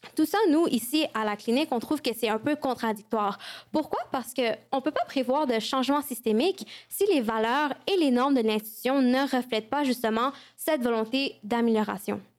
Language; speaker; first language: French; early bilingual, other home language; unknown